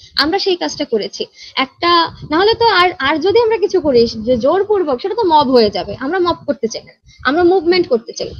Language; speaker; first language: Bangla; native; Bangla